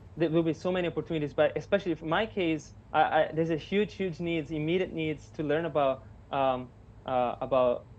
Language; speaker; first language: English; non-native, fluent; Italian